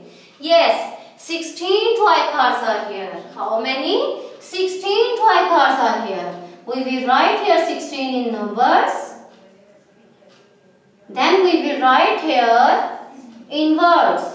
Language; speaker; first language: English; non-native, local second language; Urdu